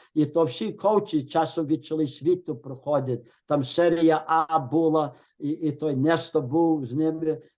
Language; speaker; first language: Ukrainian; early bilingual, heritage; Ukrainian